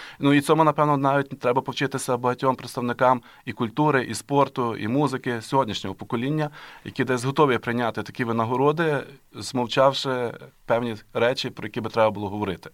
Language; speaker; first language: Ukrainian; native; Ukrainian